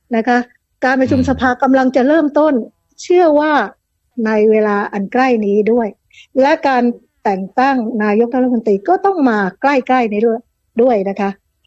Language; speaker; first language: Thai; native; Thai